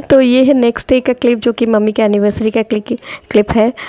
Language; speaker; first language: Hindi; non-native, local second language; Odia